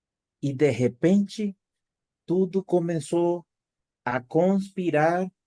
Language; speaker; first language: Portuguese; non-native, fluent; Spanish